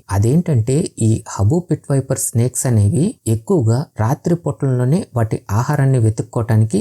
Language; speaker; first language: Telugu; native; Telugu